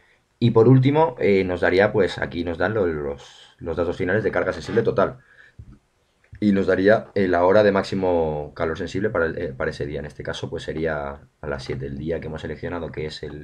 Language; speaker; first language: Spanish; native; Spanish